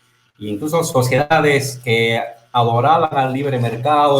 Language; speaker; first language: Spanish; native; Spanish